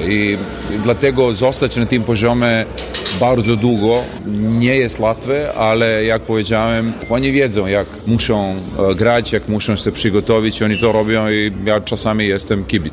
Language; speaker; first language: Polish; non-native, fluent; Serbian